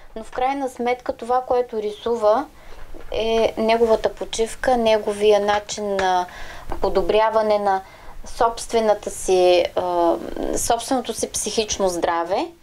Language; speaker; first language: Bulgarian; native; Bulgarian